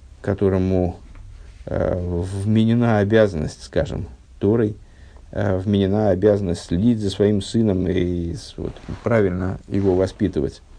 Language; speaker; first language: Russian; native; Russian